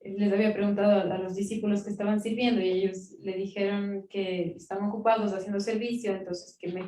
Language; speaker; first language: Spanish; native; Spanish